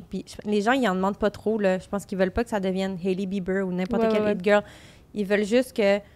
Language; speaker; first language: French; native; French